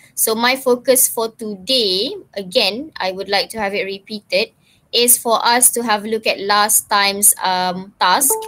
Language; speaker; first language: English; non-native, local second language; Malay